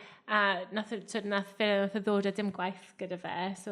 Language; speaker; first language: Welsh; native; Welsh